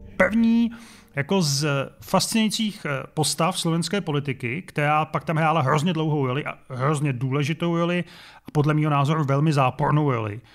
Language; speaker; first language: Czech; native; Czech